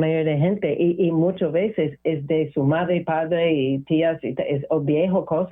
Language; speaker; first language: Spanish; non-native, learner; English